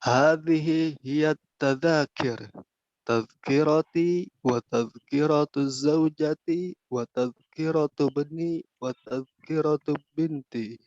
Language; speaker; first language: Arabic; non-native, learner; Indonesian